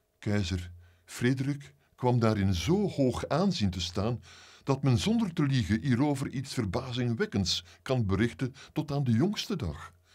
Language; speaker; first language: Dutch; native; Dutch